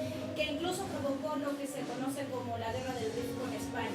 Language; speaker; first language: Spanish; native; Spanish